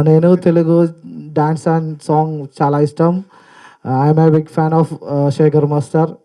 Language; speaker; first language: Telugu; non-native, learner; Malayalam